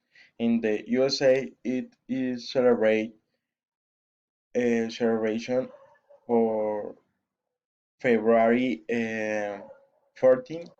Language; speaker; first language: English; non-native, learner; Spanish